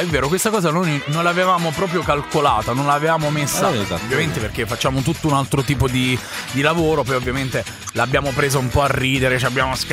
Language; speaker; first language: Italian; native; Italian